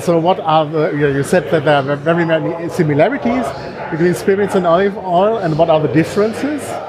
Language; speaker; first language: English; non-native, fluent; German